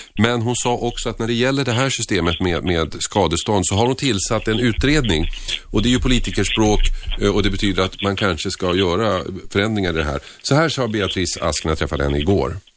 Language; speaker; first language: Swedish; early bilingual, other home language; Finnish